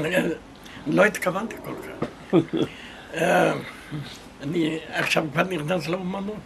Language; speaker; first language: Hebrew; non-native, fluent; Portuguese